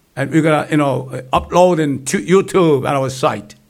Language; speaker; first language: English; non-native, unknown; Korean